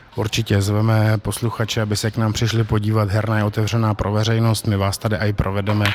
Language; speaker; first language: Czech; native; Czech